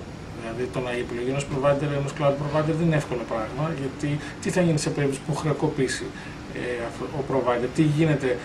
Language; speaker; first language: Greek; native; Greek